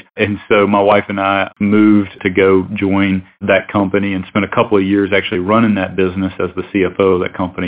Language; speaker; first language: English; native; English